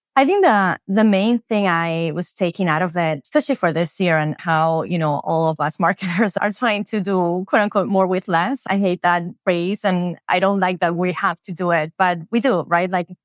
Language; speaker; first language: English; non-native, fluent; Spanish